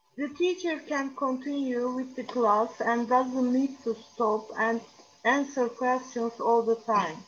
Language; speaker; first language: English; non-native, learner; Turkish